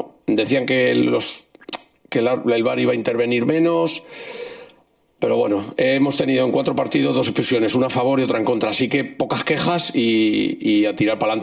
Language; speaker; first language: Spanish; native; Spanish